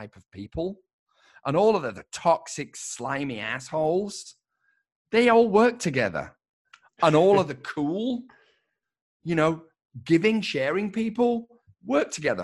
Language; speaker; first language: English; native; English